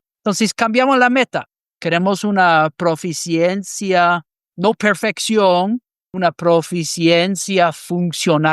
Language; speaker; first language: Spanish; non-native, fluent; English